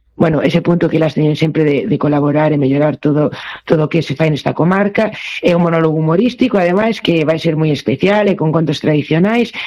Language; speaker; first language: Galician; native; Galician